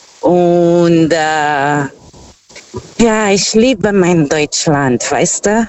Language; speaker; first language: German; non-native, fluent; Portuguese